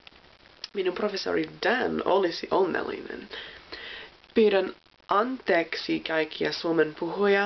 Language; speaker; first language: Finnish; non-native, learner; English